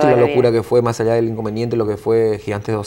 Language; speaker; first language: Spanish; native; Spanish